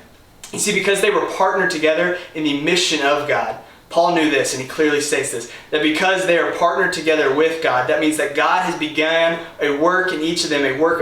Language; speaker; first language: English; native; English